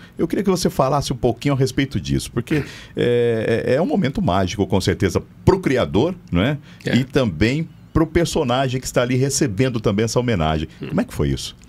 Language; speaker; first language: Portuguese; native; Portuguese